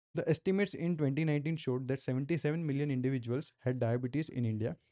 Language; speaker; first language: English; non-native, local second language; Gujarati